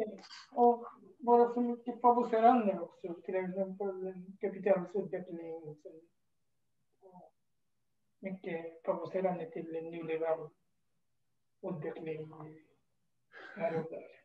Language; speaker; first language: Swedish; non-native, fluent; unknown